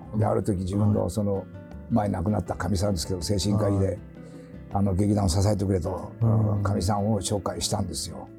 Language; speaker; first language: Japanese; native; Japanese